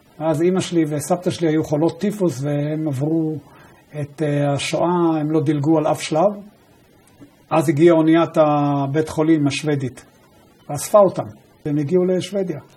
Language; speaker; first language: Hebrew; early bilingual, other home language; German